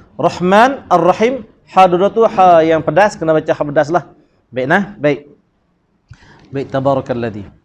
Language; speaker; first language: Malay; native; Malay